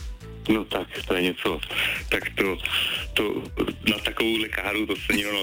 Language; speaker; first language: Czech; native; Czech